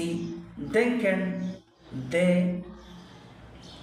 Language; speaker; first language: German; non-native, learner; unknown